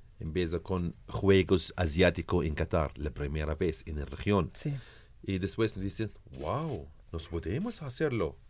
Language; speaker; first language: Spanish; non-native, learner; Arabic